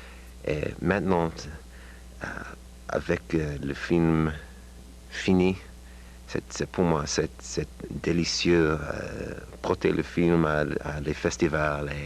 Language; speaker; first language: French; non-native, learner; English